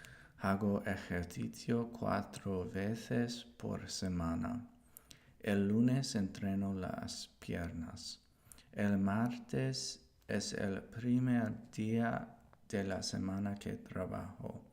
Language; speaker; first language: Spanish; non-native, learner; English